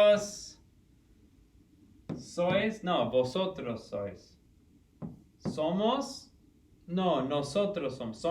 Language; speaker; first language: Spanish; non-native, fluent; English